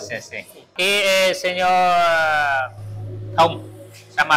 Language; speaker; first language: Portuguese; non-native, learner; Vietnamese